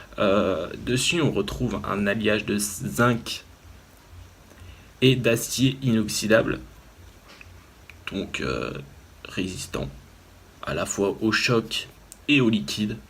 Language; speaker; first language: French; native; French